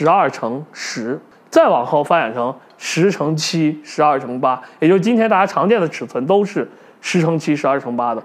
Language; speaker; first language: Chinese; native; Chinese